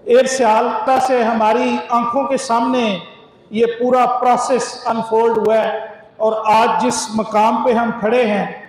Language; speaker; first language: Urdu; native; Urdu